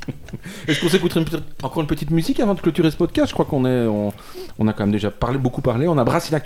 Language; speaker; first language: French; native; French